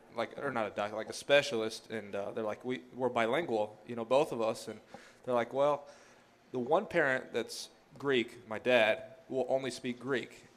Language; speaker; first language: English; early bilingual, other home language; Greek